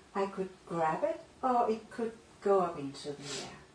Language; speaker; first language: English; non-native, fluent; Danish